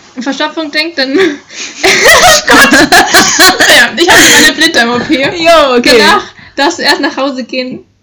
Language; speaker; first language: German; native; German